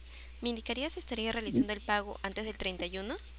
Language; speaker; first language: Spanish; native; Spanish